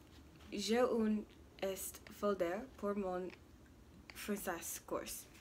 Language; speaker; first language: French; non-native, learner; English